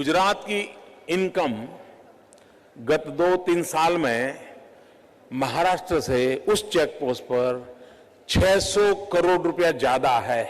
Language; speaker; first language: Hindi; non-native, local second language; Gujarati